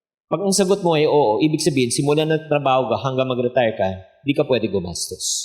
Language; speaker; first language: Filipino; native; Filipino